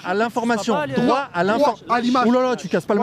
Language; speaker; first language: French; native; French